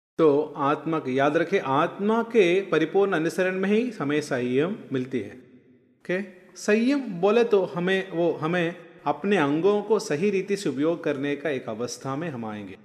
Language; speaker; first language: Hindi; non-native, local second language; Malayalam